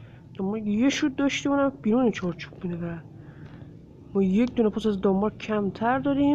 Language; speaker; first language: Persian; native; Persian